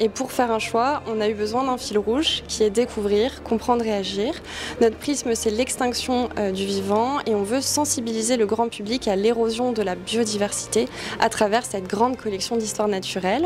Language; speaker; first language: French; native; French